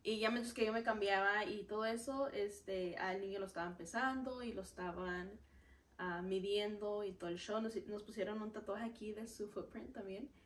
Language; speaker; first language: Spanish; early bilingual, heritage; Spanish